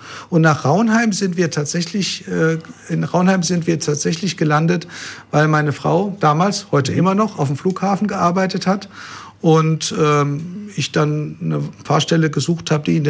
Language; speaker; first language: German; native; German